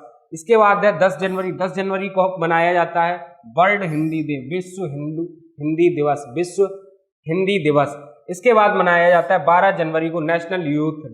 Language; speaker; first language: Hindi; native; Hindi